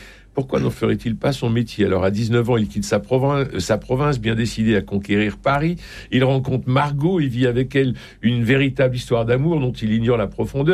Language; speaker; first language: French; native; French